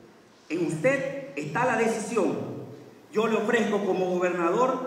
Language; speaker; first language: Spanish; native; Spanish